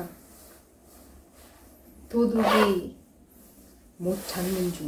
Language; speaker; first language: Korean; non-native, fluent; Russian